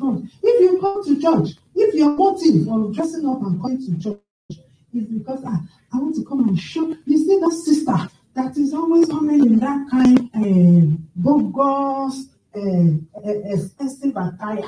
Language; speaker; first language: English; non-native, local second language; Yoruba